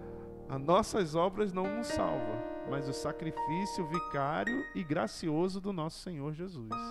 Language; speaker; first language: Portuguese; native; Portuguese